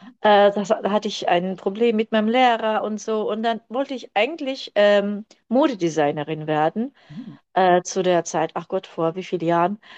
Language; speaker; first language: German; early bilingual, other home language; Turkish